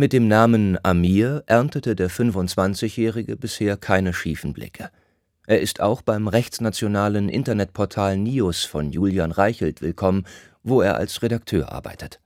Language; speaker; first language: German; native; German